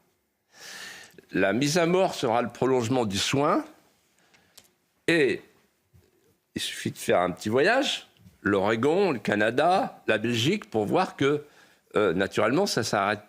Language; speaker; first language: French; native; French